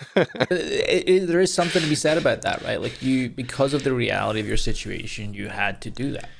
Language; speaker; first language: English; native; English